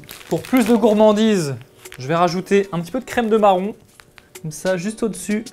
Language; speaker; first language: French; native; French